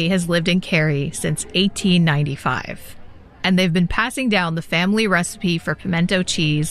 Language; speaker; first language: English; native; English